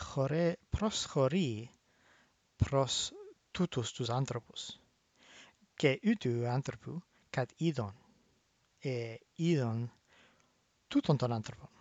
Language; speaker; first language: Greek; non-native, fluent; English